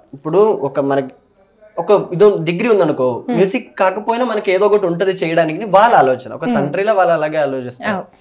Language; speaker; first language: Telugu; non-native, local second language; Malayalam